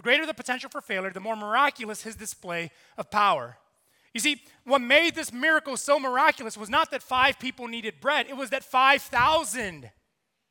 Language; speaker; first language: English; native; English